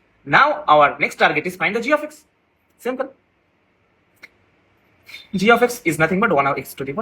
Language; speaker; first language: English; non-native, local second language; Hindi